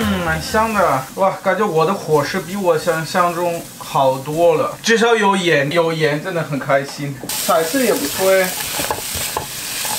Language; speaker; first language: Chinese; non-native, fluent; German